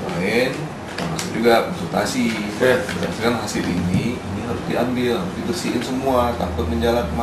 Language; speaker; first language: Indonesian; native; Indonesian